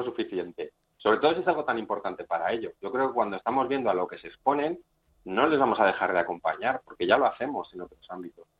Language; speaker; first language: Spanish; native; Spanish